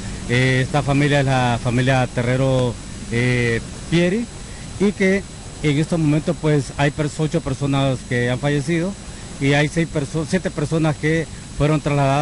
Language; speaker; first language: Spanish; native; Spanish